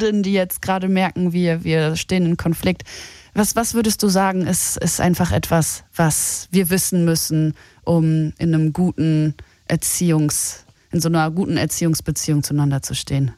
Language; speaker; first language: German; native; German